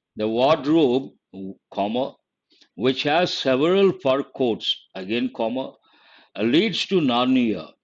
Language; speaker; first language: English; non-native, local second language; Telugu